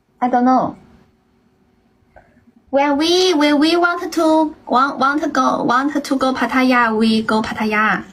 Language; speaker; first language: English; non-native, learner; Chinese